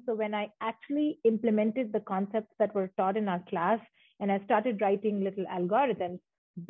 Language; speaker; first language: English; non-native, local second language; Hindi